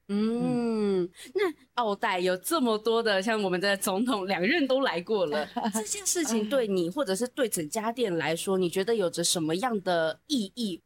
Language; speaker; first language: Chinese; native; Chinese